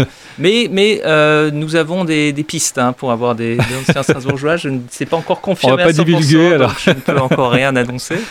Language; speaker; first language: French; native; French